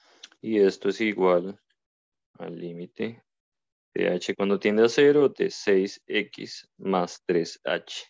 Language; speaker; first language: Spanish; native; Spanish